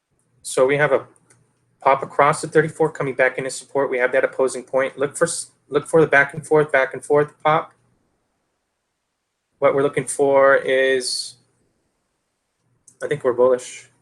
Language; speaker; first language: English; native; English